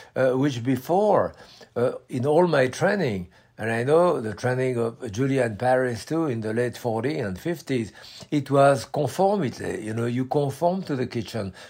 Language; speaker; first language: English; non-native, fluent; French